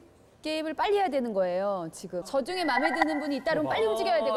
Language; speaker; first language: Korean; native; Korean